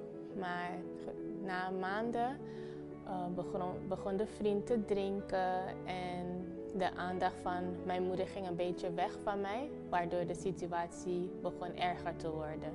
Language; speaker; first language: Dutch; early bilingual, other home language; Papiamento